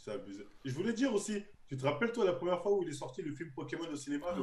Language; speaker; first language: French; native; French